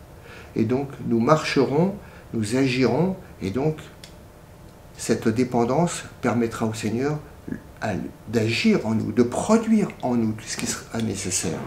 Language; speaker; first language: French; native; French